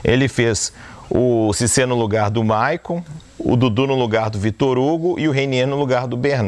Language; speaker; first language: Portuguese; native; Portuguese